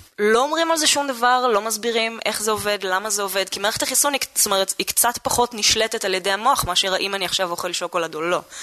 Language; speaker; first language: Hebrew; native; Hebrew